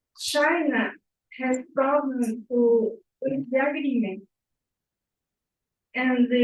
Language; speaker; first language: English; non-native, learner; Portuguese